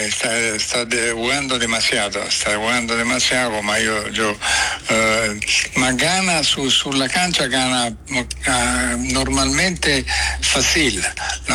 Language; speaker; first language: Spanish; non-native, fluent; Italian